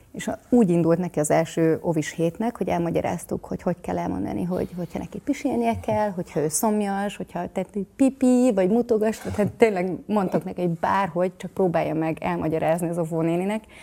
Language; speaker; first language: Hungarian; native; Hungarian